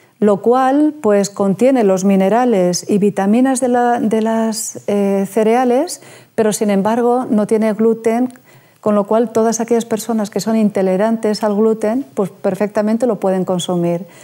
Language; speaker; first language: Spanish; native; Spanish